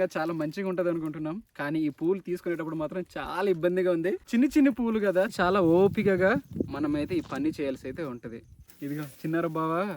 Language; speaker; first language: Telugu; non-native, local second language; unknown